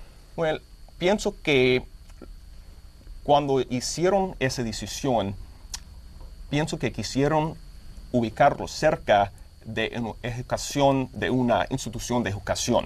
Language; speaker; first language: Spanish; non-native, fluent; English